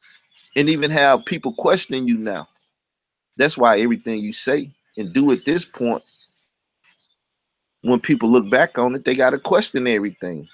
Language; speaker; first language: English; native; English